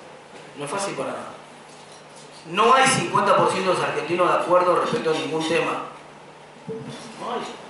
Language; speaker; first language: Spanish; native; Spanish